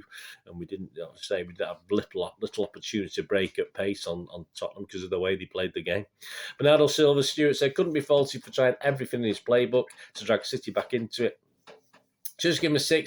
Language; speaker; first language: English; native; English